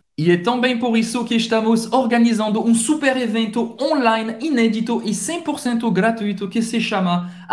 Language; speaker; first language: Portuguese; non-native, fluent; French